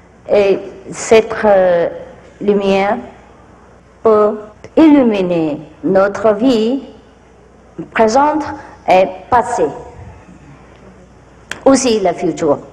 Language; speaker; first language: French; non-native, fluent; Vietnamese